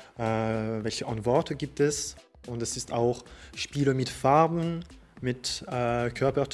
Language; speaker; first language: German; non-native, fluent; French